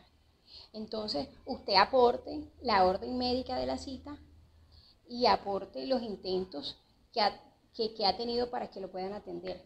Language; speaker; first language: Spanish; native; Spanish